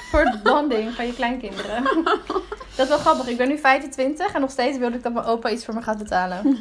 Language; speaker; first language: Dutch; native; Dutch